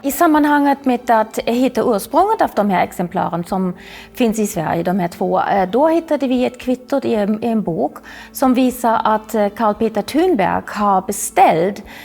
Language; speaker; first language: Swedish; non-native, fluent; German